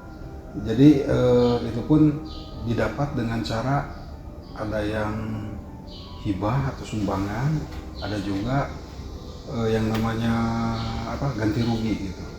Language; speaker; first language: Indonesian; native; Indonesian